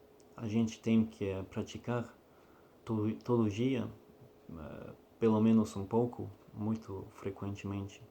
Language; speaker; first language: Portuguese; non-native, learner; Russian